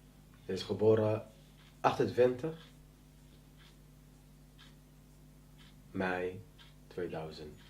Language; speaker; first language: Dutch; non-native, learner; Arabic